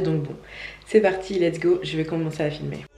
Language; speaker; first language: French; native; French